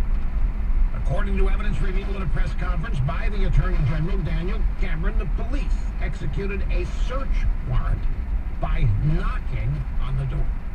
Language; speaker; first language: English; native; English